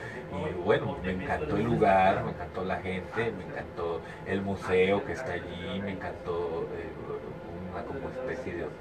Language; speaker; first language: Spanish; native; Spanish